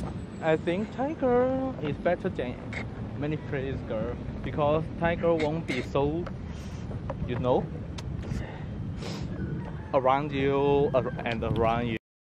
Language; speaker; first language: English; non-native, learner; Thai